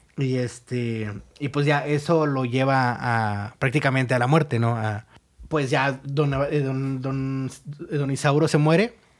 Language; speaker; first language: Spanish; native; Spanish